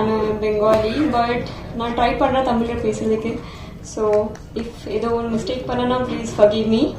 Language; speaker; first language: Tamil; non-native, learner; Bangla